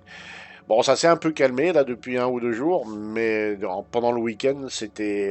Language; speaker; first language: French; native; French